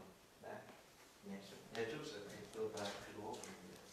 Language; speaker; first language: Russian; non-native, fluent; Thai